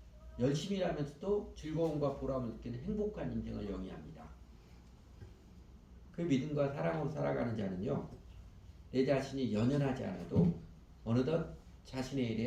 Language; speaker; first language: Korean; native; Korean